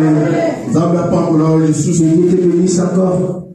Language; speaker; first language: French; non-native, local second language; Lingala